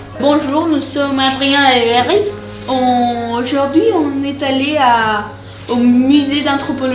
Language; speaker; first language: French; non-native, fluent; Spanish